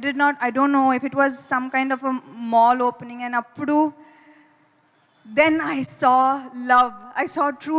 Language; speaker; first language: Telugu; non-native, fluent; Tamil